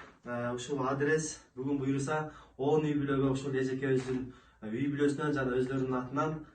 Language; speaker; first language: Kyrgyz; native; Kyrgyz